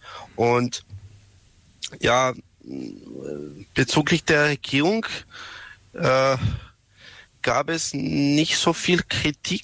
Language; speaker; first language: German; non-native, learner; Serbian